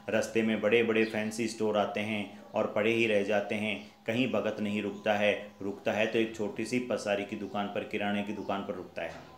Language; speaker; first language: Hindi; native; Hindi